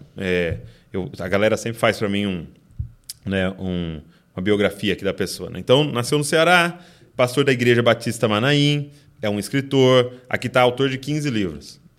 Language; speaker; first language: Portuguese; native; Portuguese